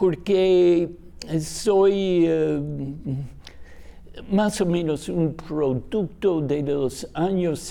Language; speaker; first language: Spanish; non-native, fluent; English